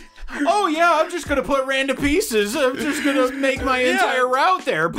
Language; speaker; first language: English; native; English